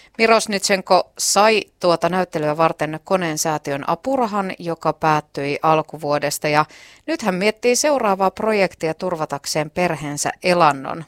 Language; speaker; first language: Finnish; native; Finnish